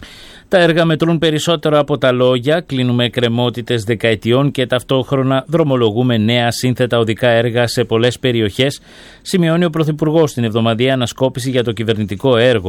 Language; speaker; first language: Greek; native; Greek